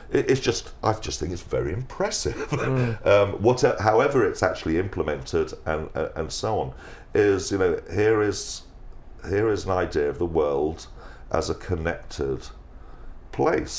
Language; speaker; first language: English; native; English